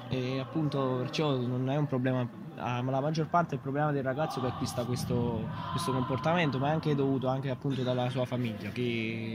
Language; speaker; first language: Italian; native; Italian